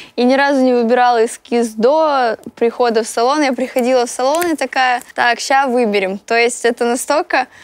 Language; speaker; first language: Russian; native; Russian